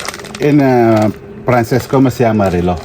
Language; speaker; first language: Spanish; non-native, learner; Filipino